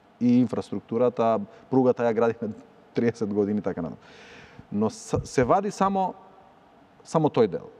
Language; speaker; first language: Macedonian; native; Macedonian